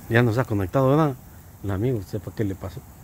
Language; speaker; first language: Spanish; native; Spanish